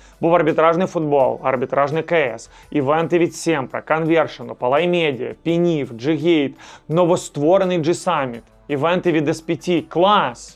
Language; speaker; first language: Ukrainian; native; Ukrainian